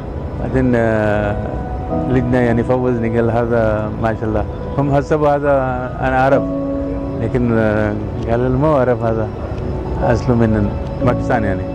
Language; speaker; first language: Arabic; non-native, fluent; Urdu